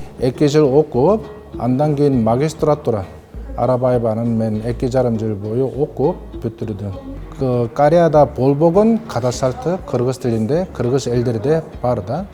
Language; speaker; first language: Kyrgyz; non-native, fluent; Korean